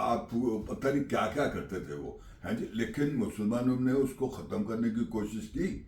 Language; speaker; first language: Urdu; non-native, local second language; Punjabi